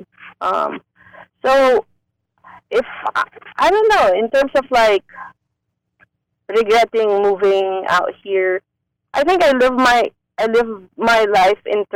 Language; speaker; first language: English; non-native, local second language; Filipino